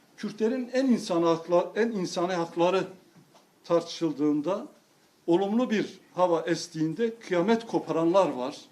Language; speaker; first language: Turkish; non-native, local second language; Kurdish